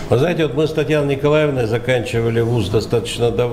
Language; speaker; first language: Russian; native; Russian